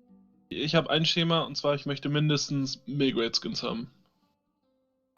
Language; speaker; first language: German; native; German